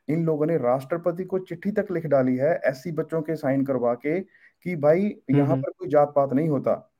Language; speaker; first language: Hindi; native; Hindi